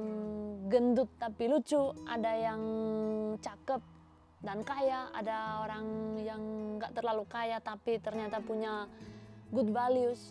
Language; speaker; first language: Indonesian; non-native, fluent; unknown